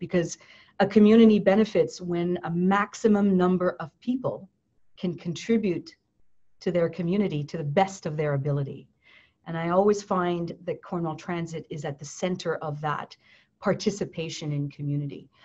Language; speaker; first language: English; native; English